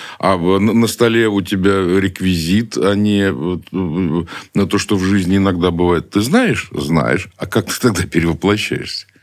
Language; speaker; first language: Russian; native; Russian